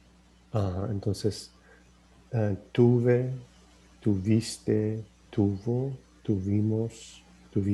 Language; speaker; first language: Spanish; non-native, learner; English